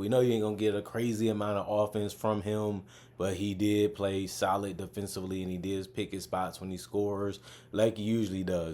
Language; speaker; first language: English; native; English